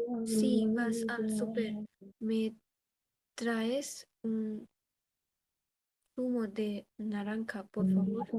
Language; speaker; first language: Spanish; non-native, learner; Bangla